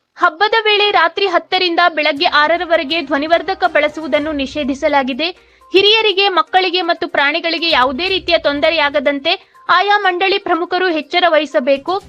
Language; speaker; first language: Kannada; native; Kannada